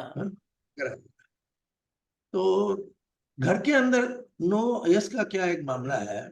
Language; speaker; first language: Hindi; non-native, local second language; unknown